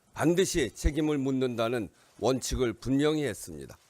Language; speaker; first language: Korean; native; Korean